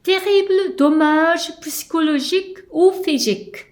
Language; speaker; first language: French; non-native, fluent; Korean